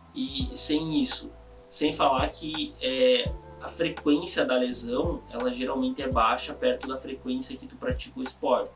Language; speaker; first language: Portuguese; native; Portuguese